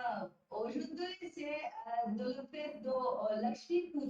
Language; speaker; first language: French; non-native, learner; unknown